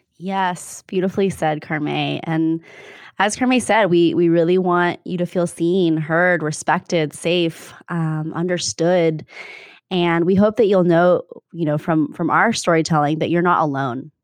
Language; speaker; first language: English; native; English